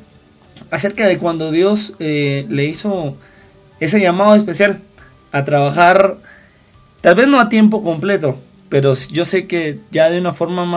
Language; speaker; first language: Spanish; native; Spanish